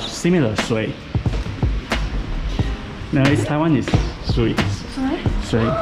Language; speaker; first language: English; non-native, fluent; Chinese